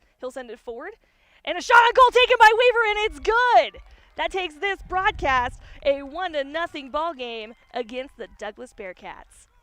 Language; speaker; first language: English; native; English